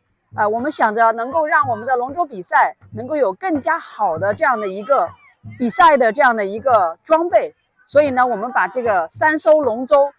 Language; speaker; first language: Chinese; native; Chinese